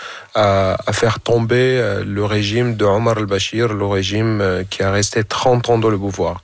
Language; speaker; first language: French; non-native, fluent; Arabic